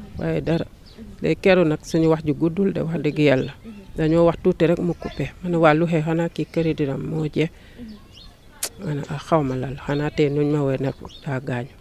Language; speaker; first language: Wolof; non-native, local second language; Jola-Fonyi